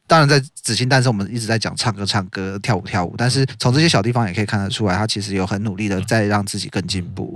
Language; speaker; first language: Chinese; native; Chinese